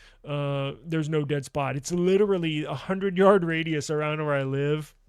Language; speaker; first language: English; native; English